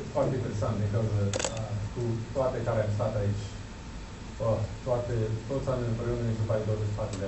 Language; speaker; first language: Romanian; non-native, learner; English